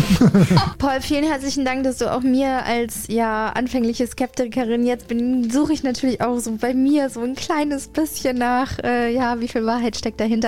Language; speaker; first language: German; native; German